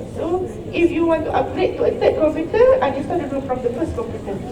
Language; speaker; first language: English; non-native, local second language; Malay